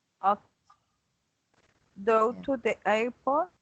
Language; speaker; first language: English; non-native, learner; Spanish